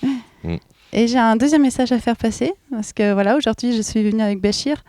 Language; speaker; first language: French; non-native, fluent; German